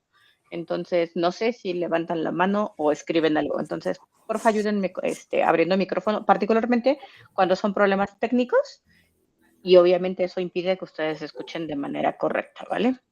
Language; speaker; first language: Spanish; native; Spanish